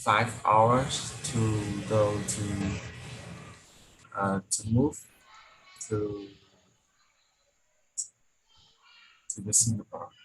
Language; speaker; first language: English; non-native, learner; Vietnamese